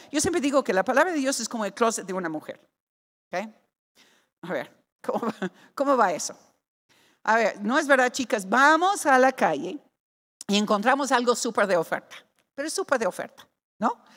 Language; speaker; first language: Spanish; non-native, fluent; English